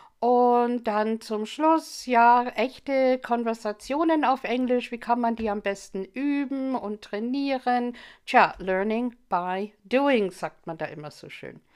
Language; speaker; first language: German; non-native, fluent; English